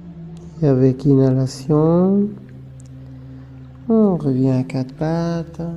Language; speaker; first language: French; non-native, fluent; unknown